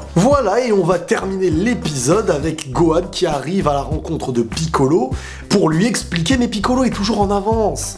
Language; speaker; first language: French; native; French